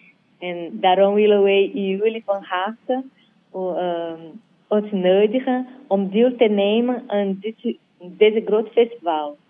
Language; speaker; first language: Dutch; non-native, learner; Portuguese